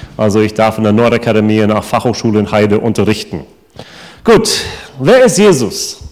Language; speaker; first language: German; non-native, fluent; English